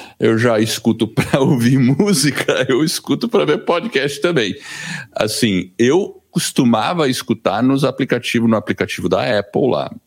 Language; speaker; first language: Portuguese; early bilingual, other home language; English